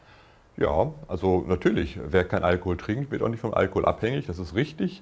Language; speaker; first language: German; native; German